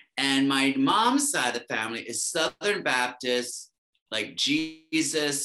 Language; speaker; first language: English; native; English